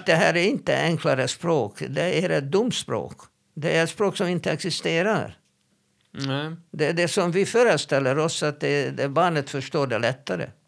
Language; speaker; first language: Swedish; non-native, fluent; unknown